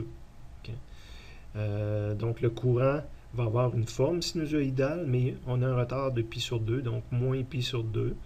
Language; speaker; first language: French; native; French